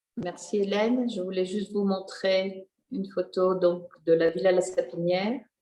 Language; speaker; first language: French; native; French